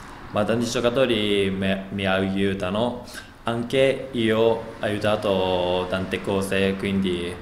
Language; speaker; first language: Italian; non-native, learner; Japanese